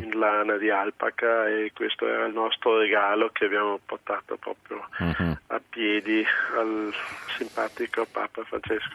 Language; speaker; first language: Italian; non-native, local second language; German